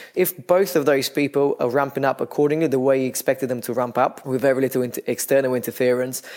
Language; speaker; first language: English; non-native, fluent; Bulgarian